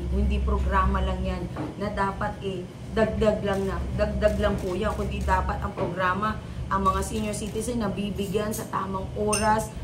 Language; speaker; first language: Filipino; native; Filipino